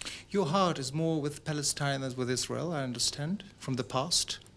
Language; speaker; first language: English; non-native, fluent; Dutch